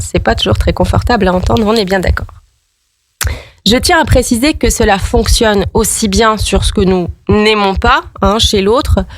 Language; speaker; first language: French; native; French